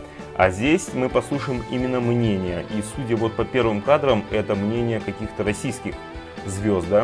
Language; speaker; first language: Russian; native; Russian